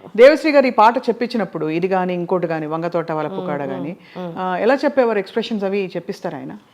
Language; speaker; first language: Telugu; native; Telugu